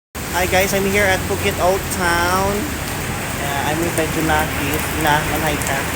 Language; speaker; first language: English; non-native, local second language; Filipino